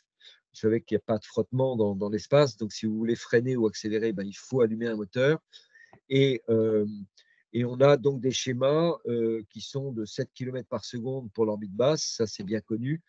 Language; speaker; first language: French; native; French